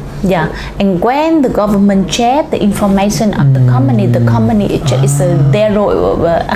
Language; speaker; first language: English; non-native, learner; Vietnamese